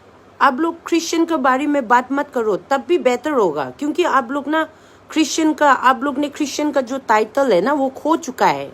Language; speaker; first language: Hindi; non-native, local second language; Manipuri